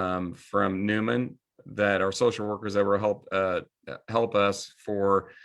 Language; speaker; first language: English; native; English